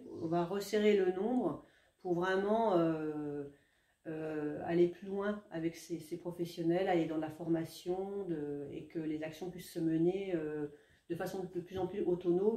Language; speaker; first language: French; native; French